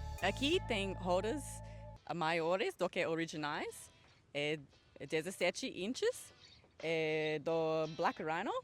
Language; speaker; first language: Portuguese; non-native, learner; English